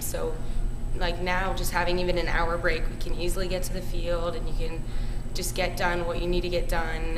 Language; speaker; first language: English; native; English